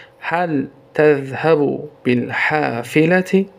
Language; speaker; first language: Arabic; non-native, fluent; Tajik